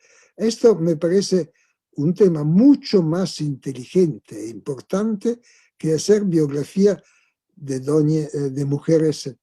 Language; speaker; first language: Spanish; non-native, fluent; Italian